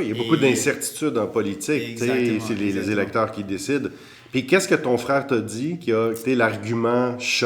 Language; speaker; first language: French; native; French